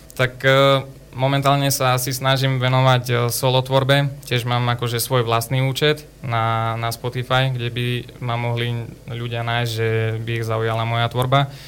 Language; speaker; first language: Slovak; non-native, local second language; Rusyn